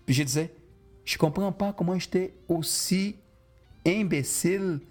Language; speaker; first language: French; non-native, fluent; Portuguese